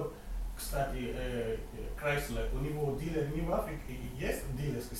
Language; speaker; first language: Russian; non-native, fluent; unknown